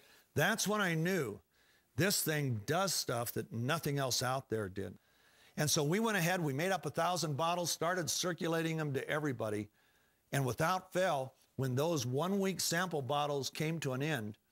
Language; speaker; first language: English; native; English